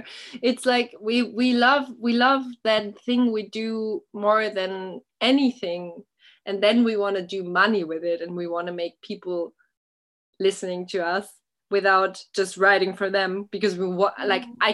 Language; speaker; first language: English; non-native, fluent; German